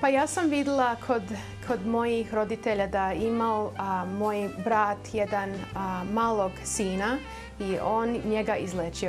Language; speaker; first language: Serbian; early bilingual, heritage; Serbian